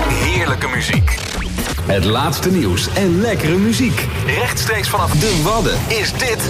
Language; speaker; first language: Dutch; native; Dutch